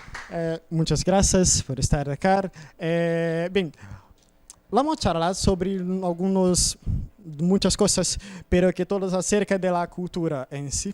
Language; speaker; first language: Spanish; non-native, learner; Portuguese